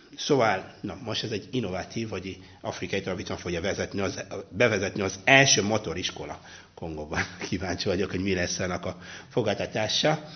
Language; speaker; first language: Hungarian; non-native, fluent; Luba-Lulua